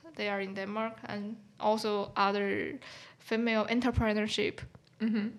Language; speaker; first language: English; non-native, fluent; Chinese